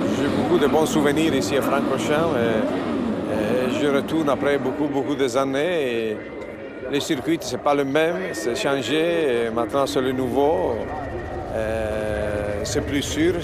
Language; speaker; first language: French; non-native, learner; Italian